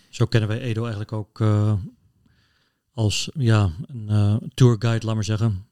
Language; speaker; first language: Dutch; native; Dutch